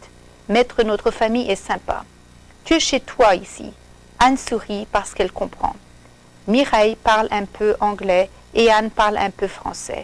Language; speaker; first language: French; non-native, fluent; English